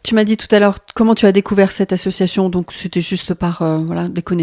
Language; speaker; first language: French; native; French